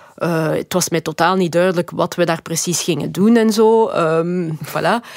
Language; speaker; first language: Dutch; early bilingual, other home language; Lingala